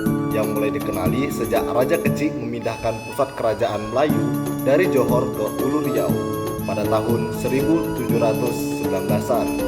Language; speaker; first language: Indonesian; non-native, local second language; Malay